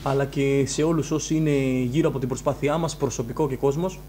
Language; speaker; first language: Greek; native; Greek